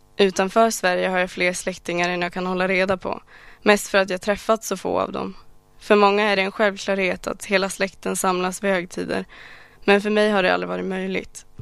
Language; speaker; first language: Swedish; early bilingual, other home language; Arabic